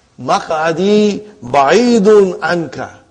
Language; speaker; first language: Arabic; non-native, fluent; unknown